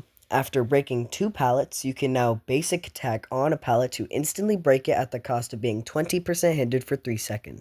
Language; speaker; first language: English; native; English